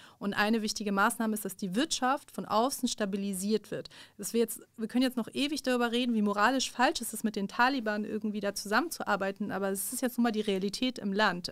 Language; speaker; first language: German; early bilingual, other home language; Persian